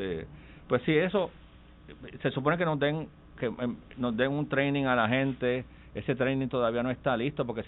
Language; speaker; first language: Spanish; native; Spanish